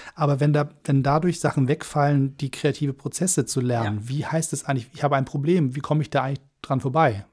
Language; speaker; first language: German; non-native, fluent; English